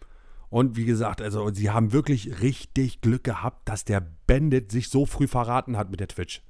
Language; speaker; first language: German; native; German